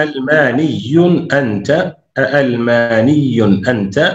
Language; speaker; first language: Arabic; non-native, fluent; Urdu